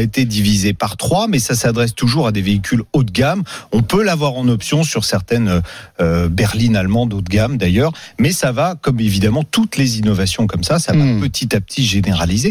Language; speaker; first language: French; native; French